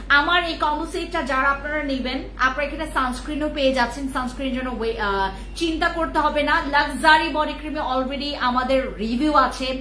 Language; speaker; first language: Bangla; non-native, local second language; Khasi